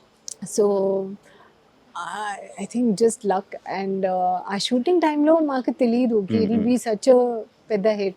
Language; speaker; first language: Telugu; non-native, local second language; Hindi